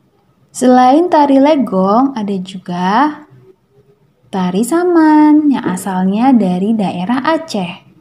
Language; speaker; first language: Indonesian; native; Indonesian